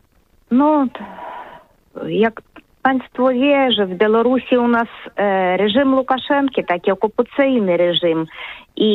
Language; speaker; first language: Polish; non-native, learner; Russian